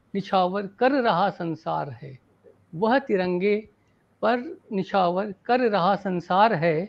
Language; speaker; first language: Hindi; native; Hindi